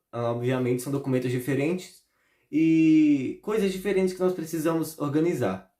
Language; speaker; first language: Portuguese; native; Portuguese